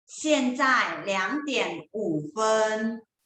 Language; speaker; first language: Chinese; non-native, fluent; Thai